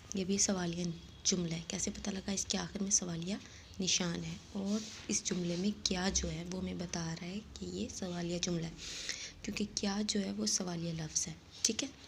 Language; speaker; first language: Hindi; non-native, local second language; Saraiki